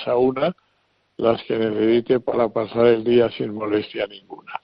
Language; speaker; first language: Spanish; native; Spanish